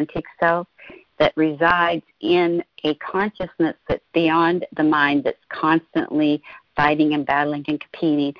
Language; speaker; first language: English; native; English